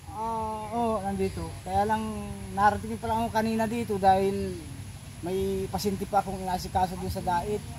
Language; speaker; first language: Filipino; non-native, local second language; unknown